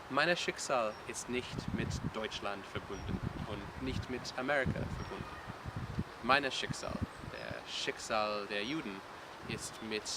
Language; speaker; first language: German; non-native, learner; English